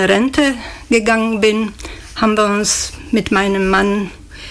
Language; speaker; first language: German; non-native, local second language; Slovak